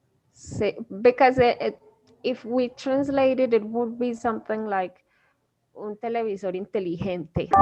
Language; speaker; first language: English; non-native, fluent; Spanish